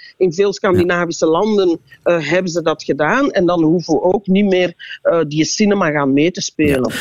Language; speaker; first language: Dutch; native; Dutch